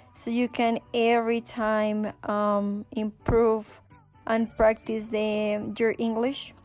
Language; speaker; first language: English; non-native, fluent; Spanish